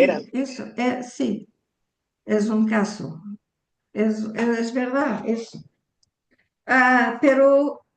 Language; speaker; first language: Spanish; early bilingual, heritage; Portuguese